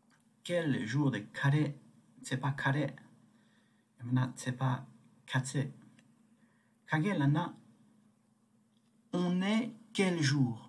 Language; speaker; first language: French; non-native, fluent; Tibetan